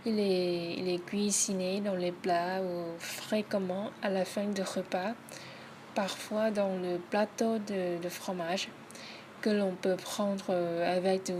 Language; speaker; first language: French; non-native, learner; Thai